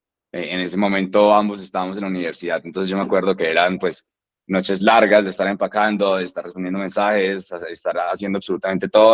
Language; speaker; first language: Spanish; native; Spanish